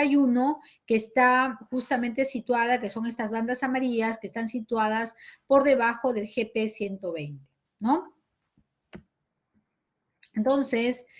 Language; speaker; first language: Spanish; native; Spanish